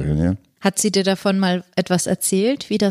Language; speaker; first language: German; native; German